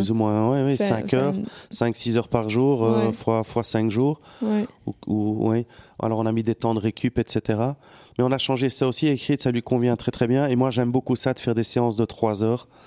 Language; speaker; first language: French; native; French